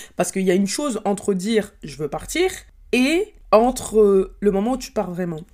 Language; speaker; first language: French; early bilingual, other home language; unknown